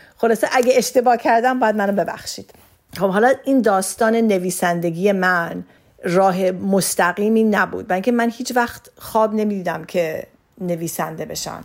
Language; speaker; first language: Persian; early bilingual, heritage; Persian